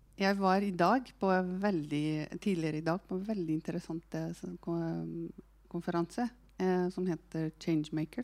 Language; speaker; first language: Norwegian; non-native, fluent; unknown